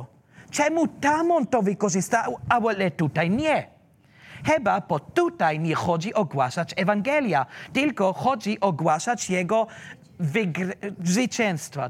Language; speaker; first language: Polish; non-native, learner; German